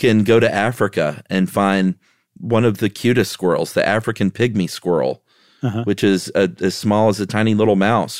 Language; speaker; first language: English; native; English